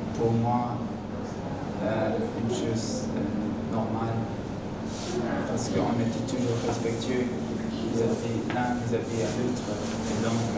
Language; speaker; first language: French; non-native, local second language; Luxembourgish